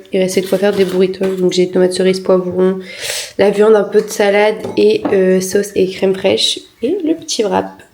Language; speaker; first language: French; native; French